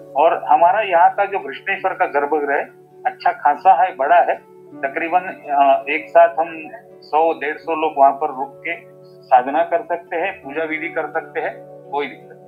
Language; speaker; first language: Hindi; non-native, local second language; Marathi